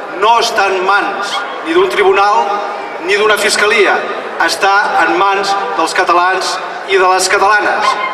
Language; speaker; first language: Catalan; native; Catalan